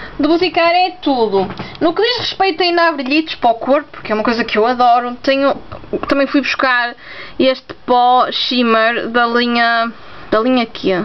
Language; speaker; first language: Portuguese; native; Portuguese